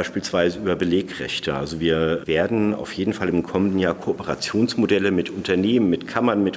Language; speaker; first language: German; native; German